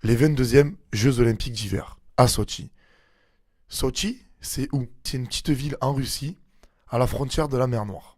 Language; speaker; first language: French; native; French